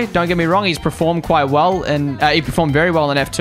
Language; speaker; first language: English; native; English